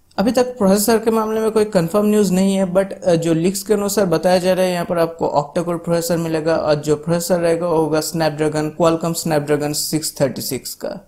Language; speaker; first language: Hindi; non-native, local second language; Bangla